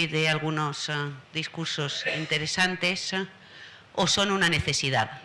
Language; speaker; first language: Spanish; native; Spanish